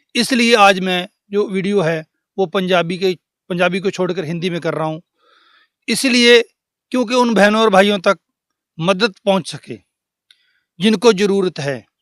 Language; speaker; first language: Hindi; non-native, local second language; Punjabi